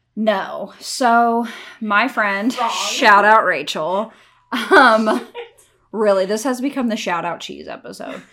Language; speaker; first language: English; native; English